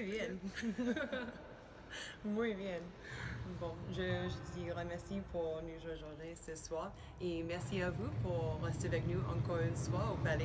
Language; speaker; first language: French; non-native, learner; Spanish